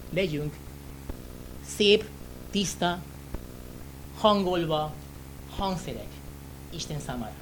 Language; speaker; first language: Hungarian; non-native, learner; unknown